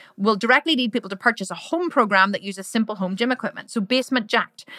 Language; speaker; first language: English; native; English